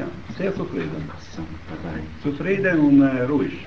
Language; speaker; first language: German; non-native, learner; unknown